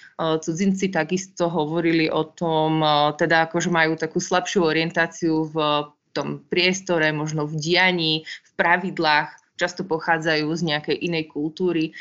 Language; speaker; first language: Slovak; native; Slovak